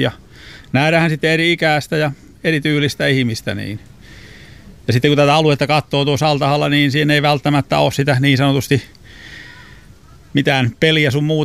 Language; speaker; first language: Finnish; native; Finnish